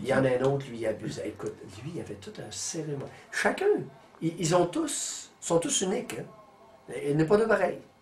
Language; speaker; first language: French; native; French